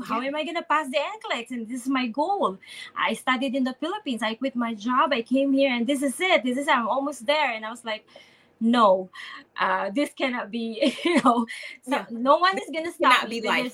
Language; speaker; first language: English; non-native, local second language; Filipino